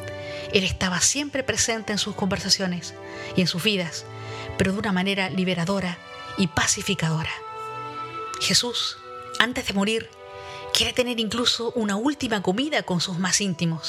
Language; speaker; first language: Spanish; native; Spanish